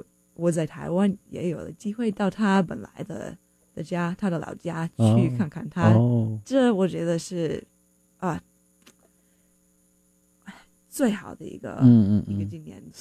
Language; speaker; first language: Chinese; non-native, fluent; English